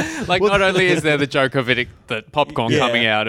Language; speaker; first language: English; native; English